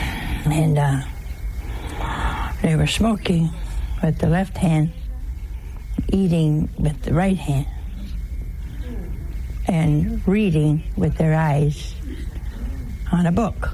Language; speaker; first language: English; native; English